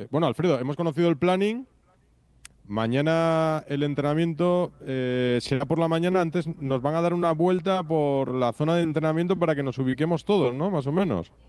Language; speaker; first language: Spanish; native; Spanish